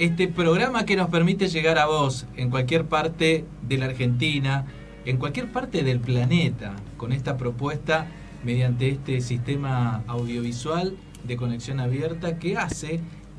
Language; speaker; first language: Spanish; native; Spanish